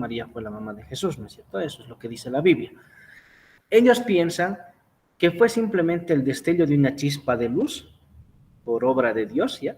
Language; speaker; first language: Spanish; native; Spanish